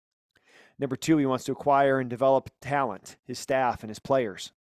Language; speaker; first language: English; native; English